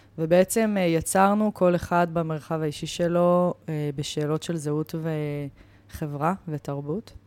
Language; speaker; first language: Hebrew; native; Hebrew